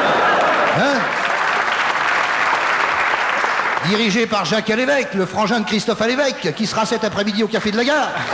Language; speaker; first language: French; native; French